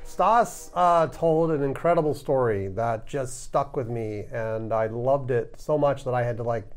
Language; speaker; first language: English; early bilingual, other home language; Ukrainian